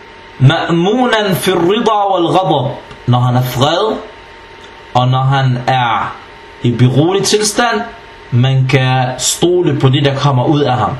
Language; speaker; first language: Danish; non-native, fluent; Arabic